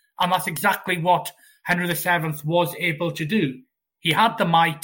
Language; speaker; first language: English; native; English